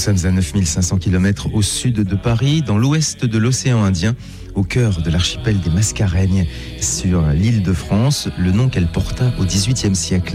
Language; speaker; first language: French; native; French